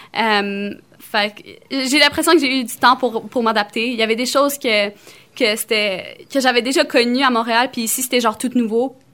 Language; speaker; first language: French; early bilingual, other home language; Arabic